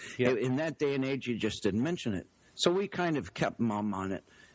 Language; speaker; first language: English; native; English